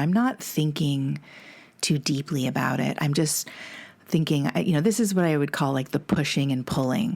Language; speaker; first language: English; native; English